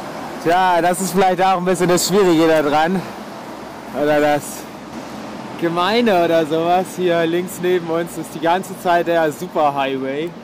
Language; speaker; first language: German; native; German